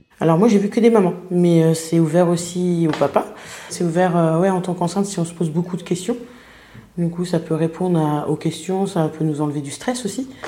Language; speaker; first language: French; native; French